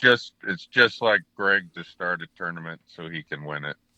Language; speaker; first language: English; native; English